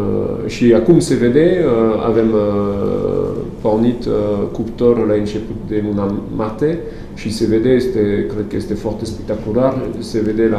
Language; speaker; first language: Romanian; non-native, learner; French